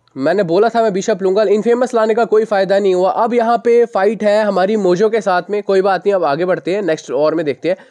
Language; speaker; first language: Hindi; native; Hindi